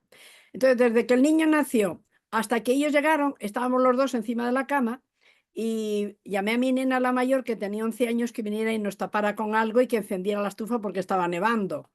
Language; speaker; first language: Spanish; native; Spanish